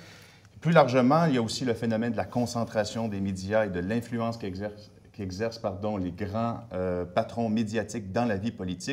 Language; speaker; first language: French; native; French